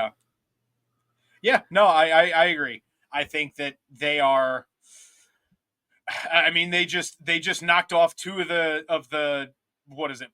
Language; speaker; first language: English; native; English